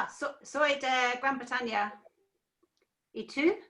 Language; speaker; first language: Spanish; non-native, learner; English